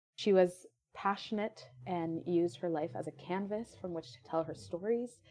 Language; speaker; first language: English; non-native, fluent; French